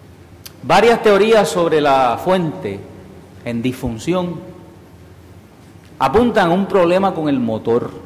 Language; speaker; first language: Spanish; native; Spanish